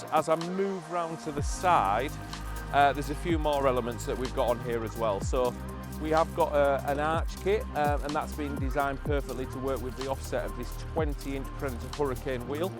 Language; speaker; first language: English; native; English